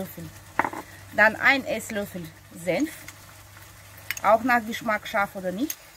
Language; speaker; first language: German; non-native, fluent; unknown